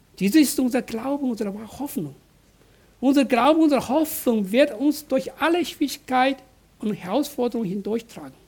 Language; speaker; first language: German; non-native, fluent; Chinese